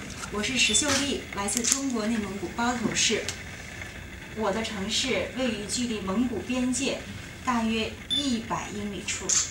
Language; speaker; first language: Chinese; native; Chinese